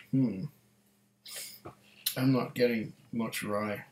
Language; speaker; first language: English; native; English